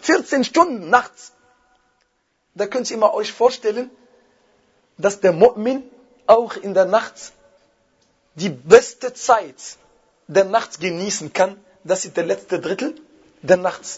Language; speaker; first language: German; non-native, fluent; Arabic